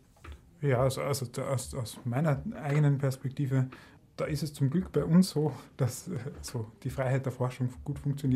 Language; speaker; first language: German; native; German